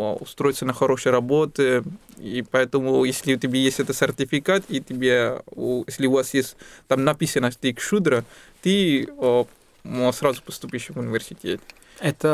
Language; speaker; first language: Russian; non-native, fluent; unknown